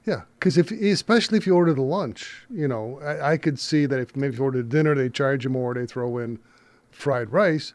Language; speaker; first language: English; native; English